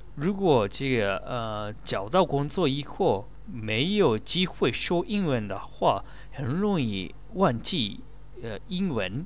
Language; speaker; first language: Chinese; non-native, learner; Japanese